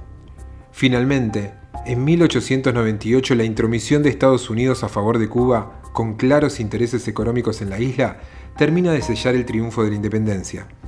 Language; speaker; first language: Spanish; native; Spanish